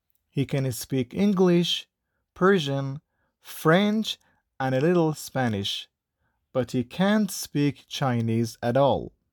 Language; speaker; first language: English; non-native, fluent; Persian